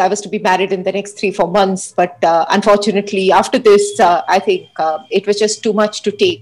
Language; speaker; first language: English; non-native, local second language; Hindi